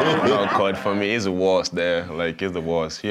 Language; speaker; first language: English; non-native, local second language; Swahili